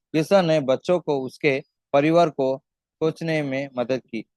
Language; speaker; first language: Hindi; non-native, local second language; Tamil